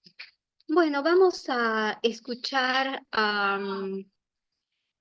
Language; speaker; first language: Spanish; native; Spanish